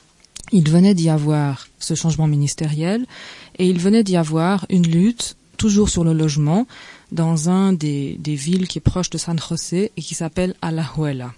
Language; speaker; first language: French; native; French